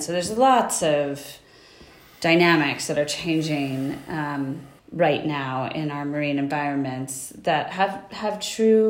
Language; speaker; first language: English; native; English